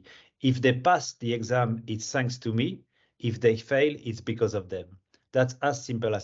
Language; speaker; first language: English; non-native, fluent; French